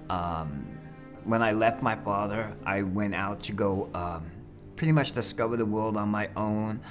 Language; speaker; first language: English; native; English